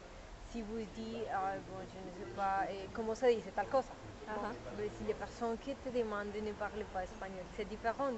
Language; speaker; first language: French; non-native, learner; Spanish